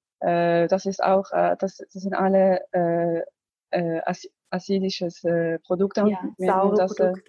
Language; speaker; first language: German; non-native, learner; Arabic